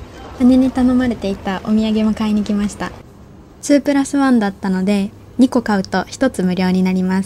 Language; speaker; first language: Japanese; native; Japanese